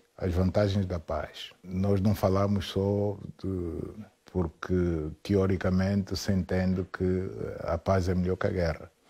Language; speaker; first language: Portuguese; native; Portuguese